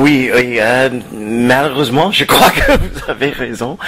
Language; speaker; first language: French; non-native, fluent; English